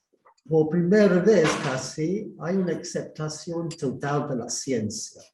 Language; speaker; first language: Spanish; non-native, fluent; English